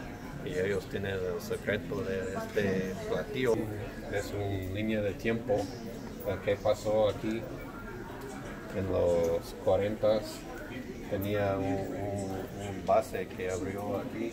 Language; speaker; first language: Spanish; non-native, learner; English